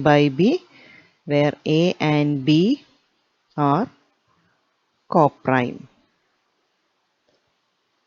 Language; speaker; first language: English; non-native, local second language; Malayalam